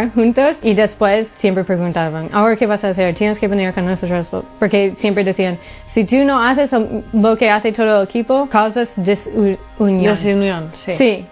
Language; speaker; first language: Spanish; non-native, fluent; English